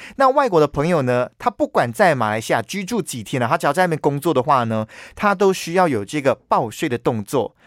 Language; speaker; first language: Chinese; native; Chinese